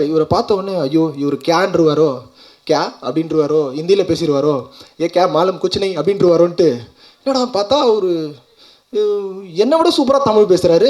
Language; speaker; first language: Tamil; native; Tamil